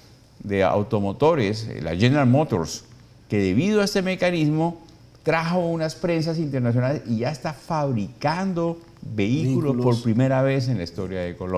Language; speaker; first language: Spanish; native; Spanish